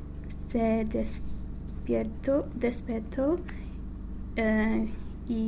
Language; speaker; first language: Spanish; non-native, learner; English